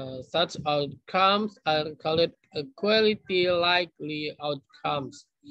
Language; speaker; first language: English; non-native, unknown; Indonesian